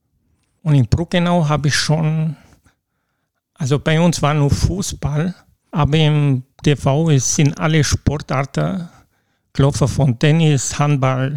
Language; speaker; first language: German; non-native, local second language; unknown